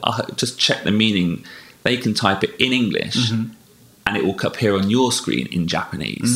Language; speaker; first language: English; native; English